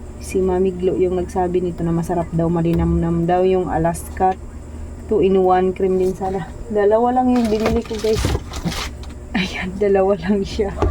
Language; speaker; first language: Filipino; non-native, local second language; Waray